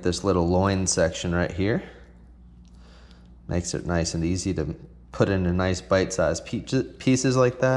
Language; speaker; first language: English; native; English